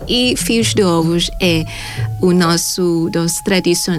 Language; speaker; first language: Portuguese; non-native, fluent; Thai